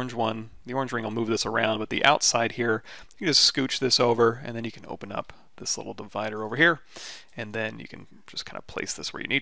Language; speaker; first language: English; native; English